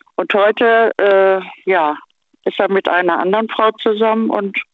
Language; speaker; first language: German; native; German